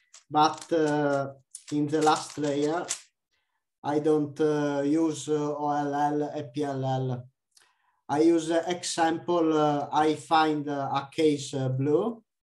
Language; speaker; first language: English; non-native, learner; Italian